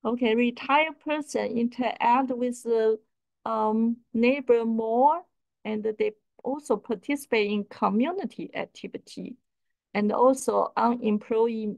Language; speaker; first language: English; non-native, fluent; Chinese